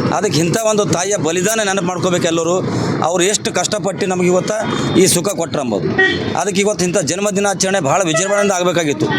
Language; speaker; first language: Kannada; non-native, local second language; Marathi